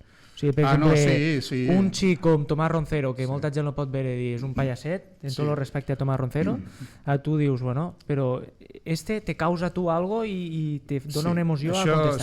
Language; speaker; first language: Catalan; native; Catalan